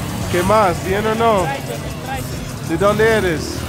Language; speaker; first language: Spanish; non-native, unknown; English